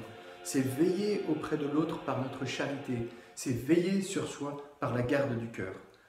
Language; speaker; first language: French; native; French